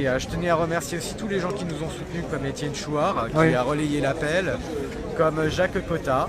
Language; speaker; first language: French; native; French